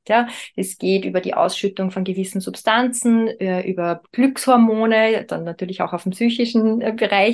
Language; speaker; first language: German; native; German